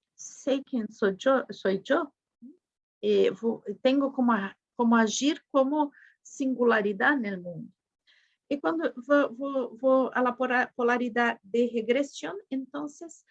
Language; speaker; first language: Spanish; non-native, fluent; Portuguese